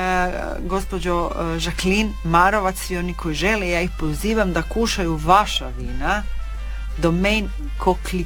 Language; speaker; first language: Serbian; native; Serbian